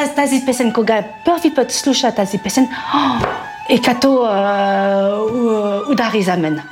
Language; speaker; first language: Bulgarian; non-native, learner; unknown